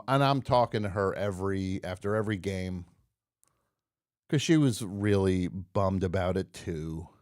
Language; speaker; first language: English; native; English